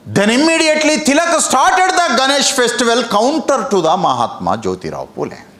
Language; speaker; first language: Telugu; native; Telugu